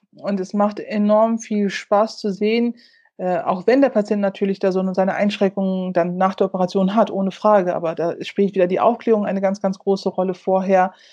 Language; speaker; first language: German; early bilingual, other home language; Turkish